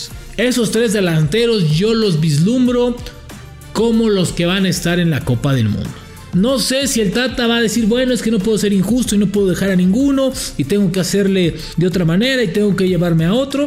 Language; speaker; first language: Spanish; native; Spanish